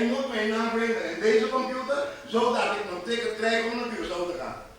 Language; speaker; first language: Dutch; non-native, local second language; Papiamento